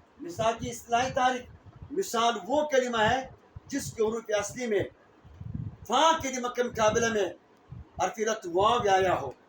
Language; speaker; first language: Urdu; non-native, local second language; Pashto